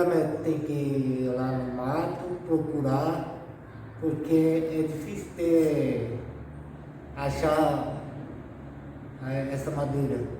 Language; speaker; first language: Portuguese; non-native, local second language; Guarani